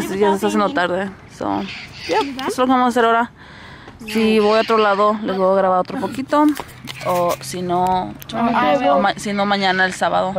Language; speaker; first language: Spanish; early bilingual, heritage; Spanish